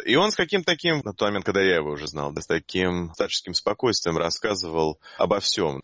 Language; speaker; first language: Russian; native; Russian